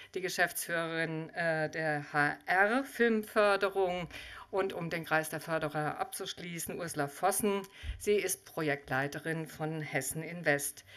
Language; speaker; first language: German; native; German